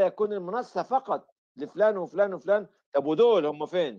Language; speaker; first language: Arabic; native; Arabic